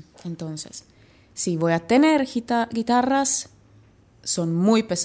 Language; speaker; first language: Spanish; non-native, learner; Finnish